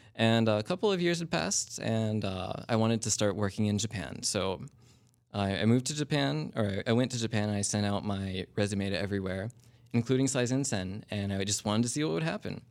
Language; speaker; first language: English; native; English